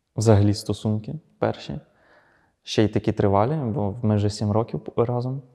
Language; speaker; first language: Ukrainian; early bilingual, other home language; Russian